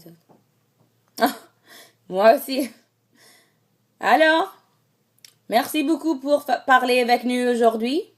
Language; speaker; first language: French; non-native, learner; English